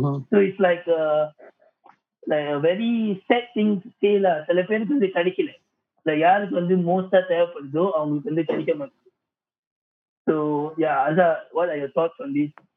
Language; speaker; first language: English; non-native, local second language; Tamil